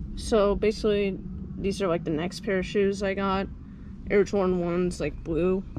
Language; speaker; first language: English; native; English